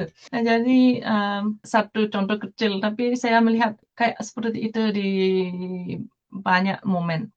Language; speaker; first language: Indonesian; non-native, fluent; Japanese